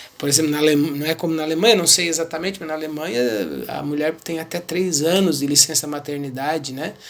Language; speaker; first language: Portuguese; native; Portuguese